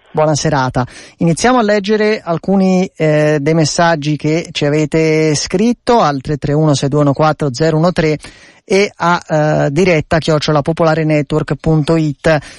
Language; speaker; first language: Italian; native; Italian